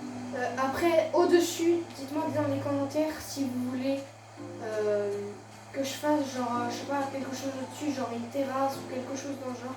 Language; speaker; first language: French; native; French